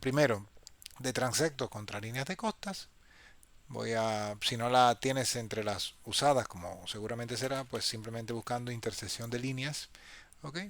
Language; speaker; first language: Spanish; native; Spanish